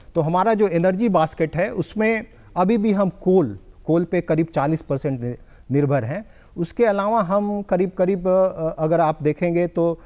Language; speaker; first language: Hindi; native; Hindi